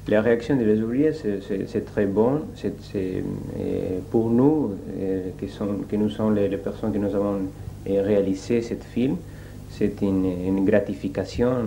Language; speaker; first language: French; non-native, learner; Spanish